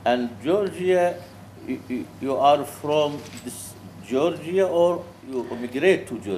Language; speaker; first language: English; non-native, fluent; Arabic